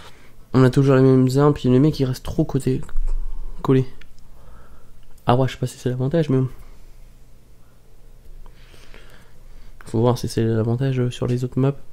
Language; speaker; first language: French; native; French